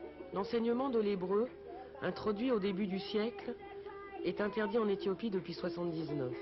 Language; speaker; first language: French; native; French